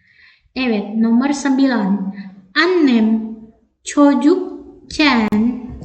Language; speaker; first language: Turkish; non-native, fluent; Indonesian